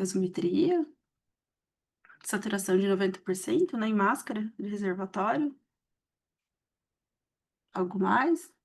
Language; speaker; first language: Portuguese; native; Portuguese